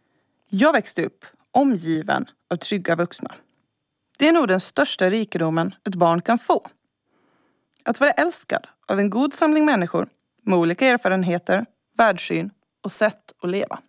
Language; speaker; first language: Swedish; native; Swedish